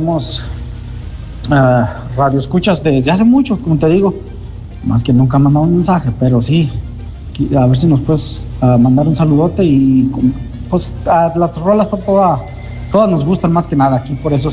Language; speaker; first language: Spanish; native; Spanish